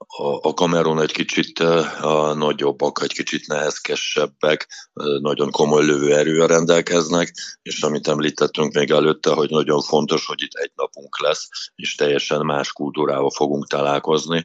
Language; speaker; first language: Hungarian; non-native, fluent; Russian